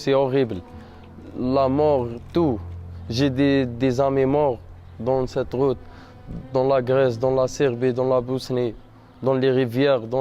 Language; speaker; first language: French; non-native, learner; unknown